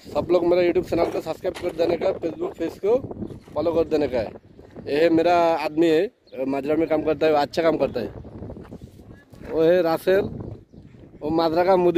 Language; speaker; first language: Hindi; non-native, learner; Bangla